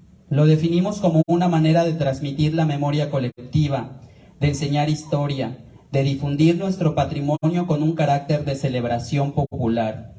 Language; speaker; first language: Spanish; native; Spanish